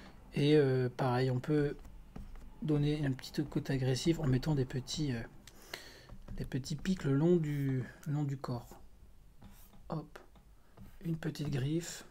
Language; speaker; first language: French; native; French